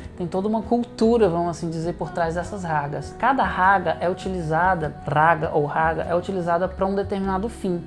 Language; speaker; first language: Portuguese; native; Portuguese